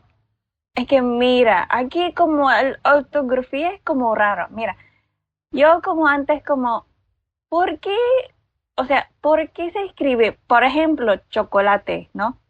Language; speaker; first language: Spanish; non-native, learner; Filipino